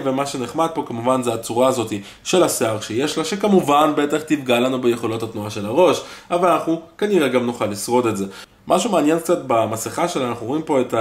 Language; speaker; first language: Hebrew; native; Hebrew